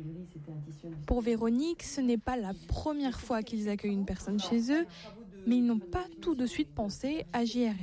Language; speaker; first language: French; native; French